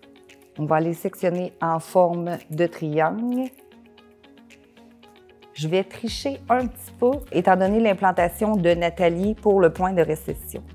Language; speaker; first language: French; native; French